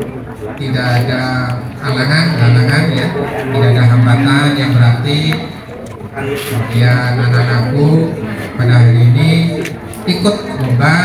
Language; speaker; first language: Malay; non-native, local second language; Javanese